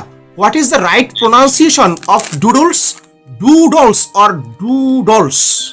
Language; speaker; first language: English; non-native, learner; Bangla